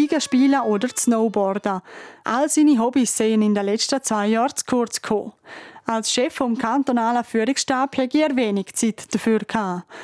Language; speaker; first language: German; native; German